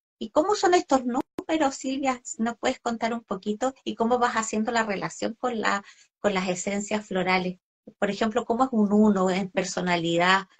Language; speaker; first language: Spanish; native; Spanish